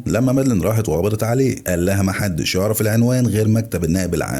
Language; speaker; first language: Arabic; native; Arabic